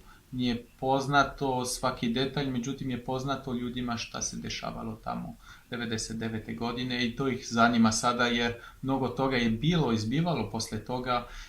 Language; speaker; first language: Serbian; non-native, fluent; French